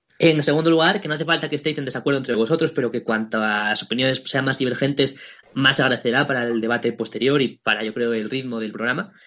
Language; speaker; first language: Spanish; native; Spanish